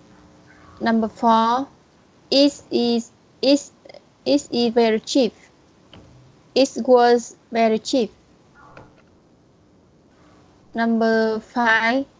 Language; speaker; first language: English; non-native, learner; Vietnamese